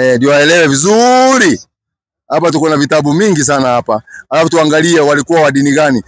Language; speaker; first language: Swahili; non-native, local second language; Kikuyu